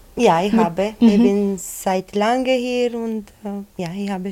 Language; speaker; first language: German; non-native, learner; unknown